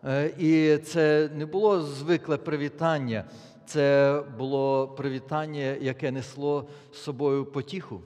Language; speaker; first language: Polish; non-native, learner; Ukrainian